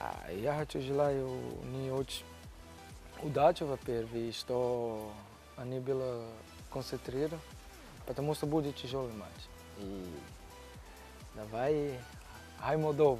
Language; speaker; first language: Russian; non-native, learner; Portuguese